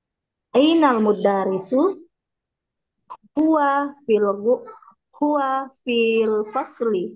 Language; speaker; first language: Arabic; non-native, learner; Indonesian